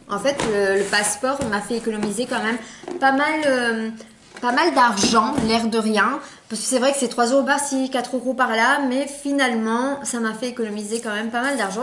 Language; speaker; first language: French; native; French